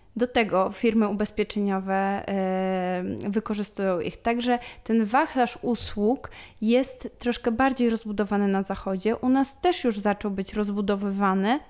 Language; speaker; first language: Polish; native; Polish